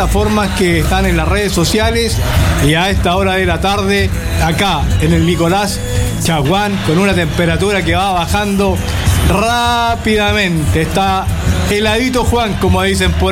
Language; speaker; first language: Spanish; native; Spanish